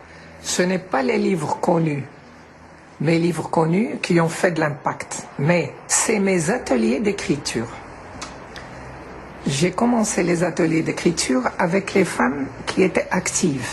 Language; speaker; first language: French; non-native, local second language; Arabic